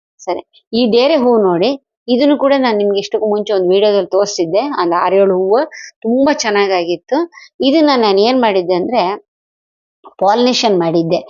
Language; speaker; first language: Kannada; native; Kannada